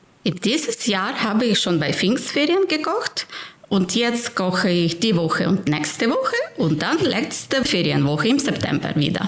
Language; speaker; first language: German; non-native, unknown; Ukrainian